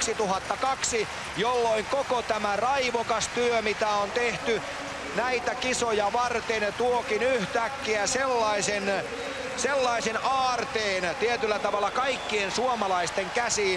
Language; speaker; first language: Finnish; native; Finnish